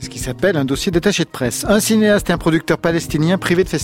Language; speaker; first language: French; native; French